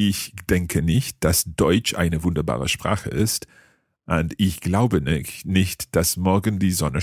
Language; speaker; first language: German; non-native, learner; English